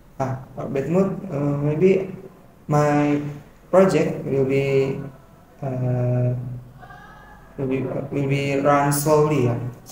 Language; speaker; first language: English; non-native, learner; Indonesian